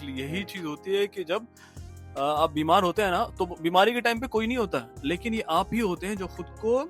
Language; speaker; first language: Hindi; native; Hindi